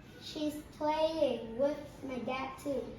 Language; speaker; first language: English; non-native, learner; Vietnamese